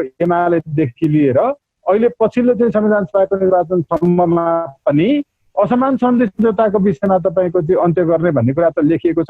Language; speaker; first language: Nepali; native; Nepali